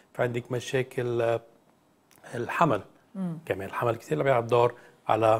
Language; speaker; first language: Arabic; native; Arabic